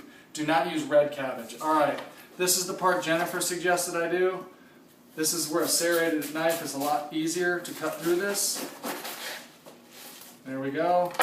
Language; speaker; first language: English; native; English